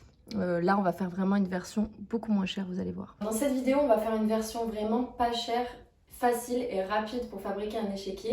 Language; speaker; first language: French; native; French